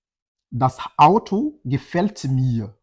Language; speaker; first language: German; non-native, fluent; French